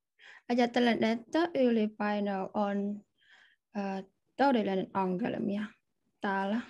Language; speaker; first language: Finnish; non-native, learner; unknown